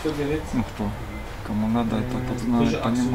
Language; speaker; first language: Russian; native; Russian